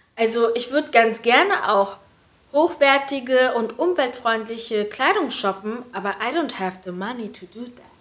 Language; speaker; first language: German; early bilingual, other home language; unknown